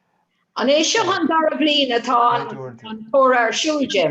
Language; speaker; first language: Irish; non-native, learner; English